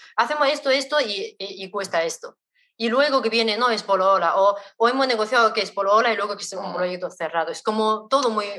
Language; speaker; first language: Spanish; non-native, fluent; Chinese